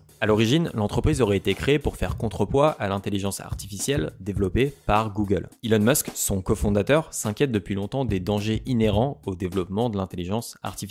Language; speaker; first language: French; native; French